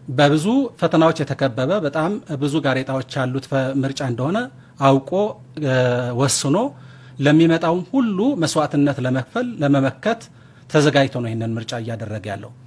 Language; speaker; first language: Amharic; non-native, local second language; Tigrinya